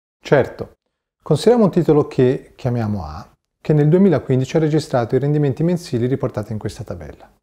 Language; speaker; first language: Italian; native; Italian